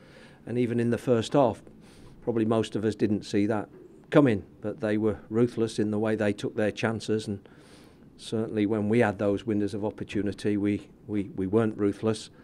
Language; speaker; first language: English; native; English